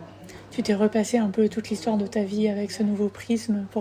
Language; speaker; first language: French; native; French